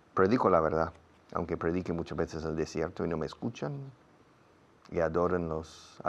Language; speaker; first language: Spanish; non-native, fluent; English